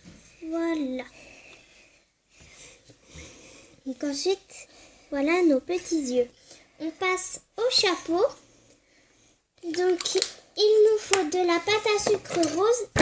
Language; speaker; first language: French; native; French